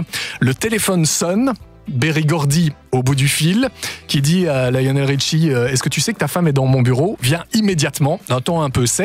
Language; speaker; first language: French; native; French